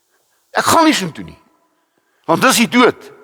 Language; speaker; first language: Afrikaans; native; Afrikaans